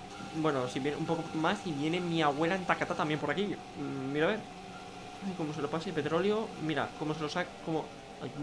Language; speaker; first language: Spanish; native; Spanish